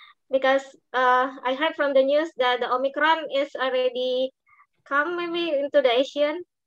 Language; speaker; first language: English; non-native, fluent; Indonesian